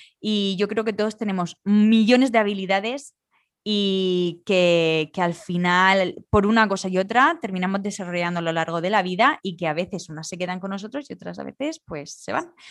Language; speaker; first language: Spanish; native; Spanish